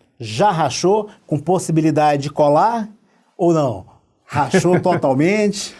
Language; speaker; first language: Portuguese; native; Portuguese